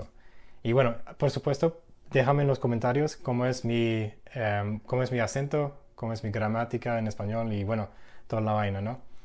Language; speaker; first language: Spanish; non-native, fluent; English